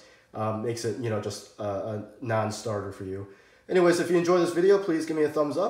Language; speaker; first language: English; native; English